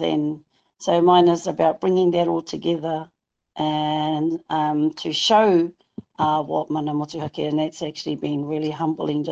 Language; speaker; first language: English; non-native, local second language; Māori